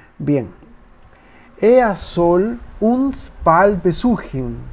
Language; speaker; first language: German; non-native, learner; Spanish